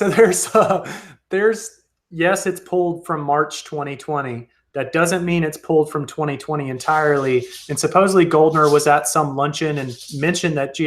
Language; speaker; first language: English; native; English